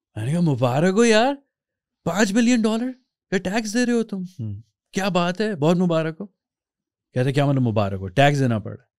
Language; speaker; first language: Urdu; native; Urdu